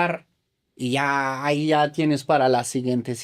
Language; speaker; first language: Spanish; non-native, fluent; German